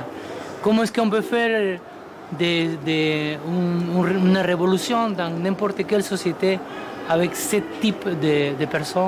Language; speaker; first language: French; non-native, fluent; Spanish